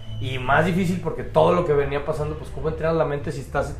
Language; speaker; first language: Spanish; native; Spanish